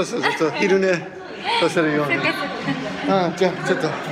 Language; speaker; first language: Japanese; non-native, fluent; English